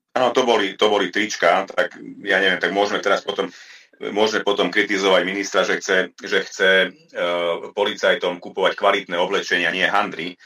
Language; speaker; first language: Slovak; non-native, local second language; Hungarian